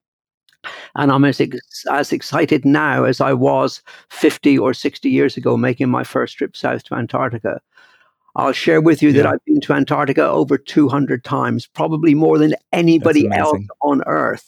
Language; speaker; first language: English; native; English